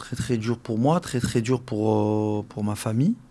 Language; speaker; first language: French; non-native, local second language; Arabic